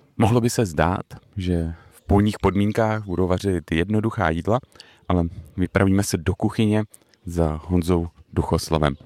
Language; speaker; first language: Czech; native; Czech